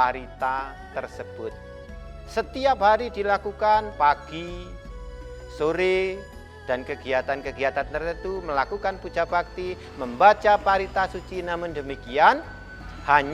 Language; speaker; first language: Indonesian; native; Indonesian